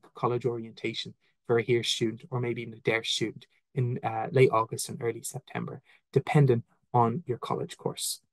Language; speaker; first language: English; native; English